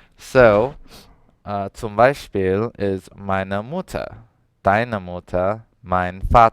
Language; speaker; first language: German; non-native, learner; English